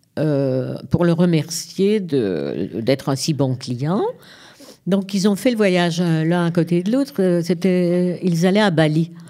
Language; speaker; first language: French; native; French